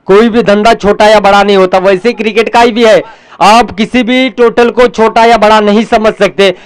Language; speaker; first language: Hindi; non-native, local second language; Marathi